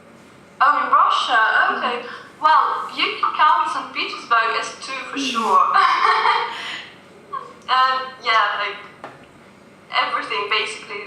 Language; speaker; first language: English; non-native, fluent; Russian